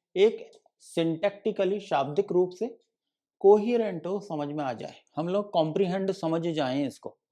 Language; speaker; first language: Hindi; native; Hindi